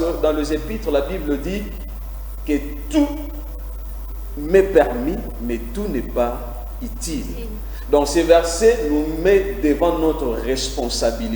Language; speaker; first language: French; non-native, local second language; Lingala